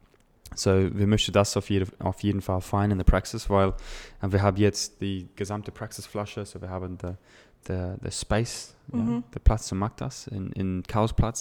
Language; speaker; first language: German; non-native, learner; English